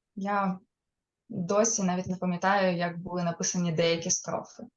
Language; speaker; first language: Ukrainian; non-native, local second language; Russian